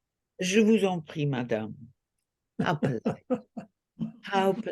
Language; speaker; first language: French; non-native, learner; English